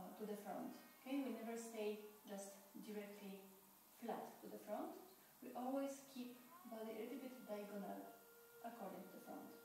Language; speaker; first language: English; non-native, fluent; Polish